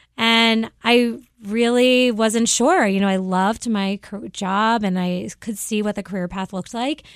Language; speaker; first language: English; native; English